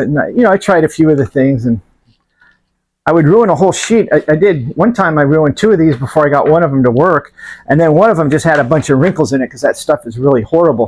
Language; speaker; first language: English; native; English